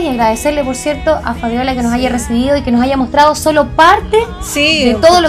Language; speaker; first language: Spanish; native; Spanish